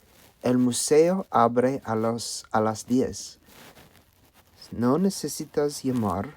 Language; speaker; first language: Spanish; non-native, learner; English